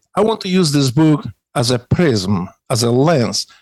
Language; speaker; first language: English; non-native, fluent; Polish